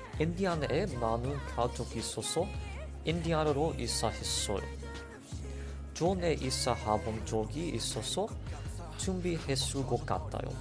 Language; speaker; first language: Korean; non-native, learner; English